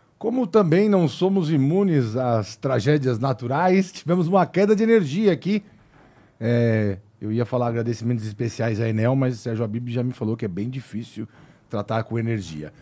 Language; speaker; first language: Portuguese; native; Portuguese